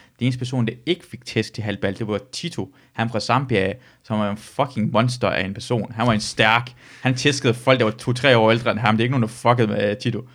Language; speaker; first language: Danish; early bilingual, other home language; Persian